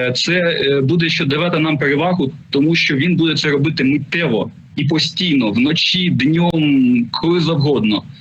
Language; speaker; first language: Ukrainian; non-native, local second language; Russian